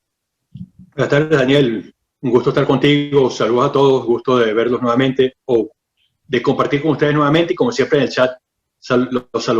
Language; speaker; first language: Spanish; native; Spanish